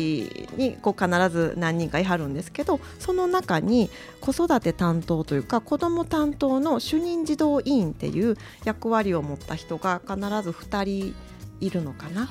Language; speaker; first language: Japanese; native; Japanese